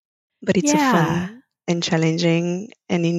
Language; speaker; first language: English; non-native, fluent; Bulgarian